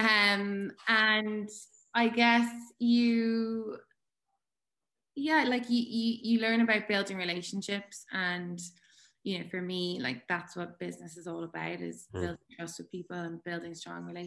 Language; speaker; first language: English; native; English